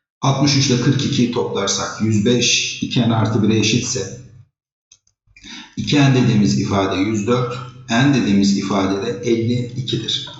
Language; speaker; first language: Turkish; native; Turkish